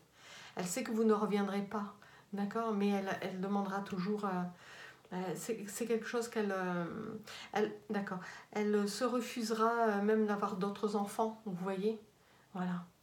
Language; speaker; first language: French; native; French